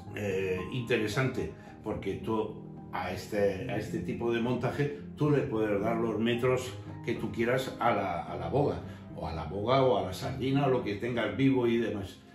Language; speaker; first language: Spanish; native; Spanish